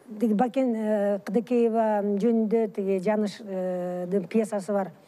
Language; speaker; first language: Kyrgyz; early bilingual, other home language; Russian